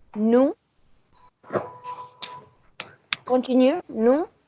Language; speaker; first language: French; non-native, fluent; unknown